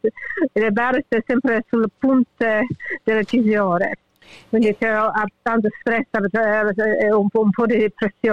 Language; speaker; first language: Italian; early bilingual, heritage; English